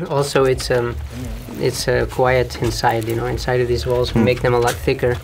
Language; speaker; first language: English; native; English